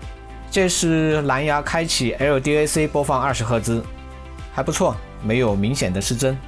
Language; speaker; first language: Chinese; native; Chinese